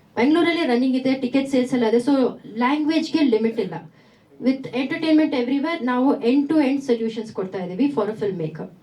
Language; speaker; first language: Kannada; non-native, local second language; Tamil